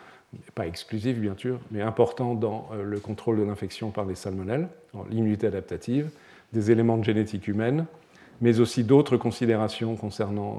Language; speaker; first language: French; native; French